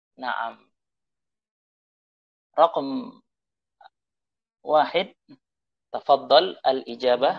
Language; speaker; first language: Arabic; non-native, fluent; Indonesian